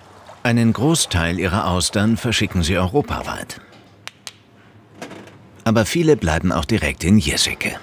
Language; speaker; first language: German; native; German